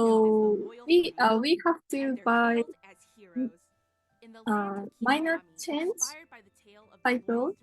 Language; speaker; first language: English; non-native, learner; Japanese